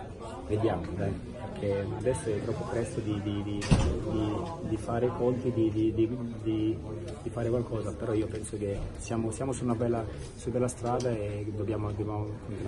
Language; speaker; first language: Italian; non-native, fluent; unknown